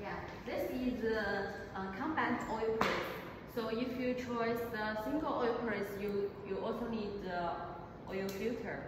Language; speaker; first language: English; non-native, learner; Chinese